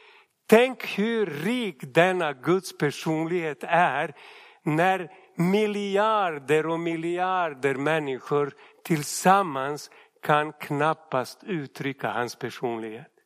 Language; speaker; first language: Swedish; non-native, fluent; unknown